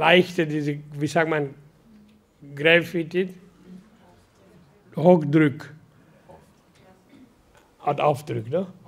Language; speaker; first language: German; non-native, learner; Hindi